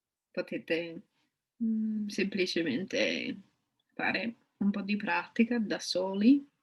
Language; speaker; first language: Italian; non-native, fluent; English